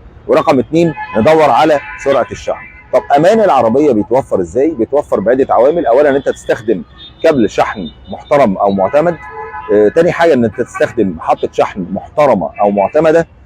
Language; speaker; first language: Arabic; native; Arabic